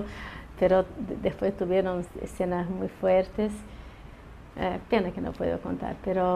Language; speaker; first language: Spanish; early bilingual, heritage; Portuguese